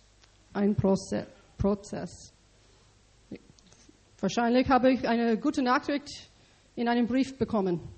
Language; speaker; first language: German; non-native, learner; English